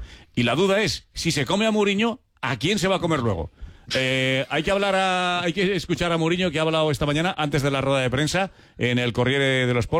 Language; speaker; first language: Spanish; native; Spanish